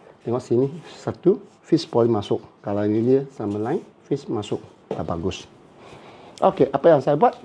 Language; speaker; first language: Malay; non-native, local second language; Cantonese